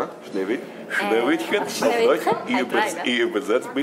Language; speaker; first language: German; non-native, learner; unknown